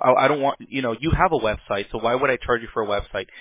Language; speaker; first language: English; early bilingual, other home language; Spanish